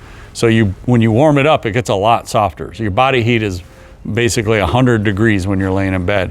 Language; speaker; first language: English; native; English